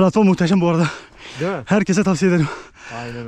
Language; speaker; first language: Turkish; native; Turkish